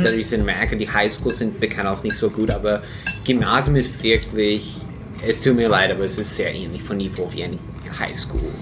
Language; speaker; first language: German; non-native, fluent; English